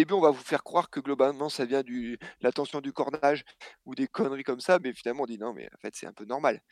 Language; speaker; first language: French; native; French